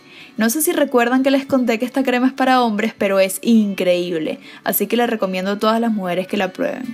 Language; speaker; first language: Spanish; native; Spanish